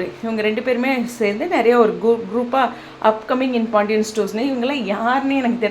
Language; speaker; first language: Tamil; native; Tamil